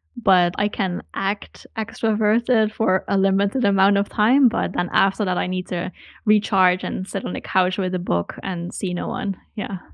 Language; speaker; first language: English; non-native, fluent; Dutch